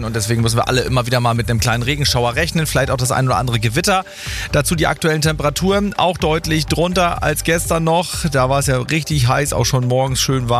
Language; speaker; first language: German; native; German